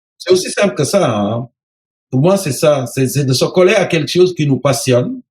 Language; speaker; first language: French; non-native, local second language; Serer